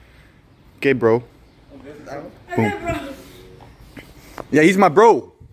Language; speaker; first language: English; non-native, fluent; Dutch